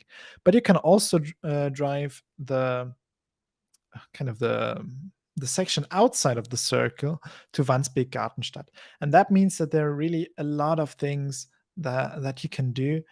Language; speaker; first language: English; non-native, fluent; German